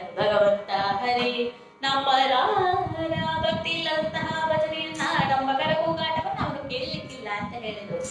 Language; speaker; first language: Kannada; native; Kannada